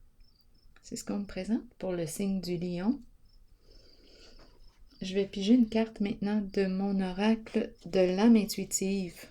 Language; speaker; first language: French; native; French